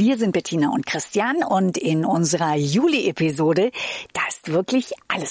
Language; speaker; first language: German; native; German